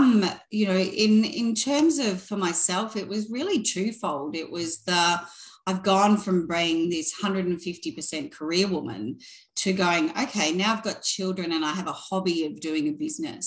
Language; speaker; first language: English; native; English